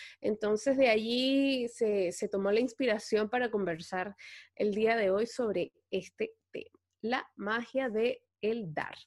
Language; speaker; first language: Spanish; native; Spanish